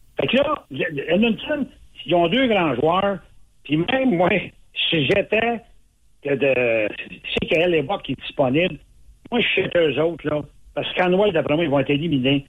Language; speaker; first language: French; native; French